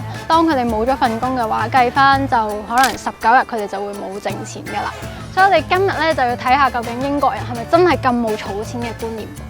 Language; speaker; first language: Cantonese; native; Cantonese